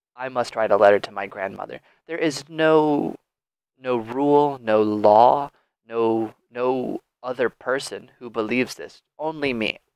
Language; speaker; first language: English; native; English